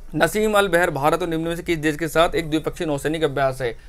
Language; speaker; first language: Hindi; native; Hindi